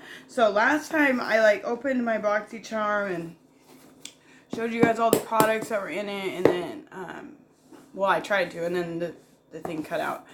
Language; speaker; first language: English; native; English